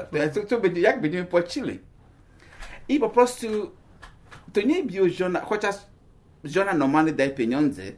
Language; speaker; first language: Polish; non-native, learner; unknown